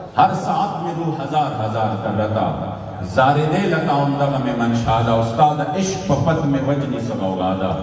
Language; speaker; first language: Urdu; non-native, local second language; Pashto